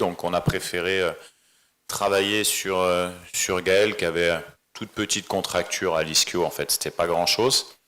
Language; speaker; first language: French; native; French